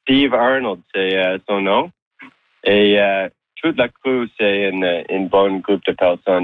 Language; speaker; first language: French; non-native, local second language; English